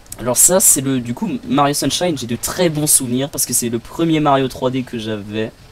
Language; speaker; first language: French; native; French